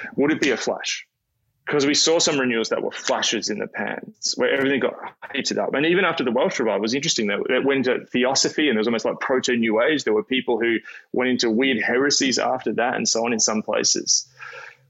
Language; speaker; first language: English; native; English